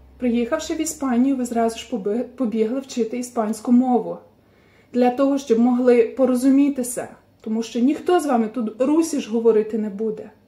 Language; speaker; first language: Ukrainian; native; Ukrainian